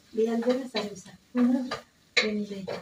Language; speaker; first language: Turkish; non-native, learner; Filipino